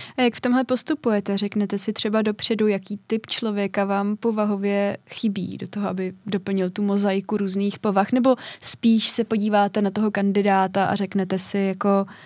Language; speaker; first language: Czech; native; Czech